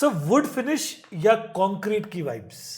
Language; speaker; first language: Hindi; native; Hindi